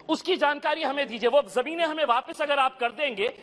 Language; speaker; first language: Hindi; non-native, local second language; Urdu